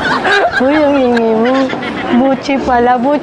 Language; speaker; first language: Filipino; native; Filipino